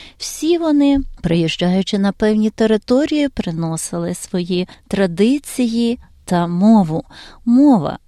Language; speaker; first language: Ukrainian; native; Ukrainian